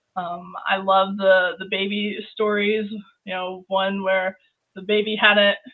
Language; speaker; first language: English; native; English